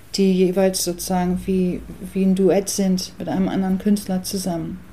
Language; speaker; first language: German; early bilingual, other home language; English